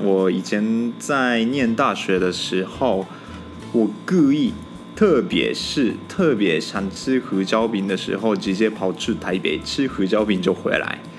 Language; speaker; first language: Chinese; non-native, fluent; Japanese